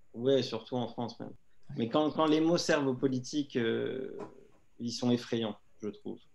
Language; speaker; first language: French; native; French